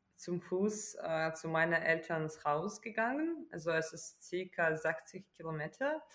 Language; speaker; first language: German; non-native, fluent; Ukrainian